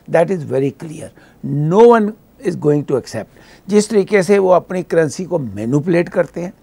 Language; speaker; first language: Hindi; native; Hindi